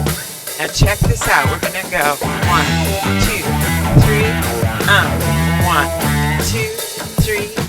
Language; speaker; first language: English; native; English